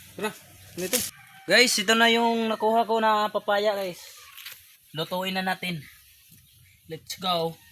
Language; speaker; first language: Filipino; non-native, local second language; Waray